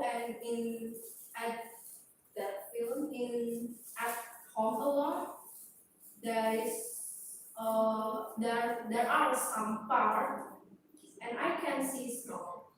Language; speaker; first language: English; non-native, learner; Indonesian